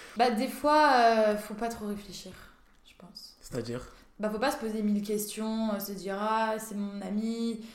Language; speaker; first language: French; native; French